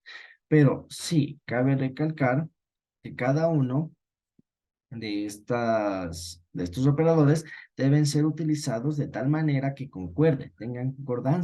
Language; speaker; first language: Spanish; native; Spanish